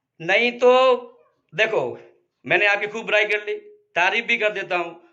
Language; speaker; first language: Hindi; native; Hindi